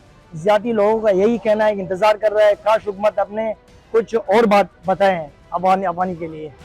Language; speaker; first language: Hindi; non-native, local second language; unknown